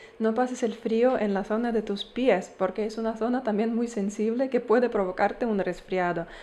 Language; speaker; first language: Spanish; non-native, fluent; Ukrainian